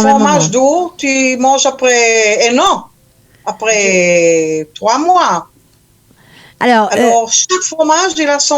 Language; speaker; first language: French; non-native, learner; Hebrew